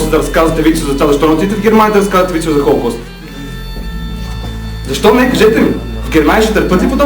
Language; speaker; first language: Bulgarian; native; Bulgarian